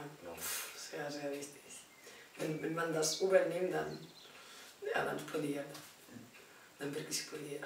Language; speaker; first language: German; non-native, learner; Spanish